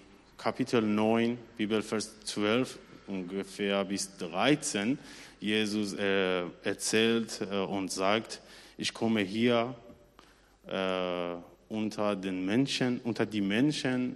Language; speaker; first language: German; non-native, learner; Persian